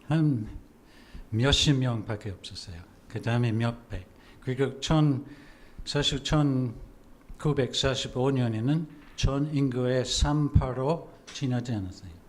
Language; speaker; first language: Korean; non-native, fluent; English